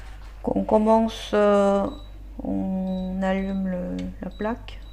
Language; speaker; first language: French; non-native, fluent; Korean